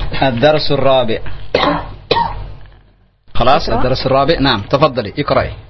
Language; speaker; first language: Arabic; non-native, fluent; Indonesian